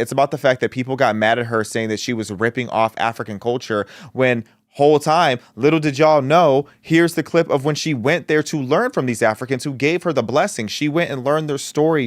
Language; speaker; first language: English; native; English